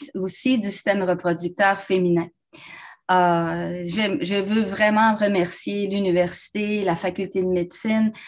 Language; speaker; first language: French; native; French